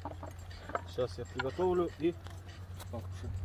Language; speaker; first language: Russian; non-native, learner; Kyrgyz